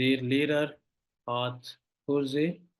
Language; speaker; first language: German; non-native, fluent; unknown